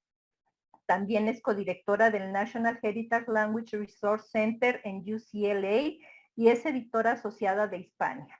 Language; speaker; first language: Spanish; native; Spanish